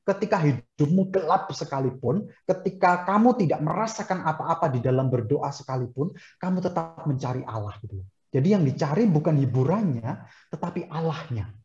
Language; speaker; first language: Indonesian; native; Indonesian